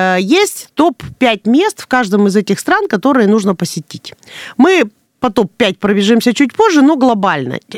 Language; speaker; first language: Russian; native; Russian